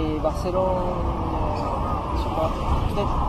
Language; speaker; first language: French; non-native, fluent; Japanese